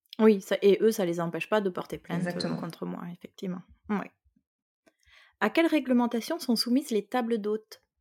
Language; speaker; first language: French; native; French